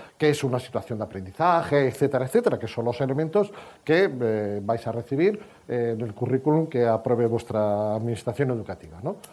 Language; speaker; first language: Spanish; native; Spanish